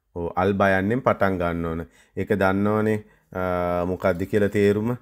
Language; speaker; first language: Sinhala; native; Sinhala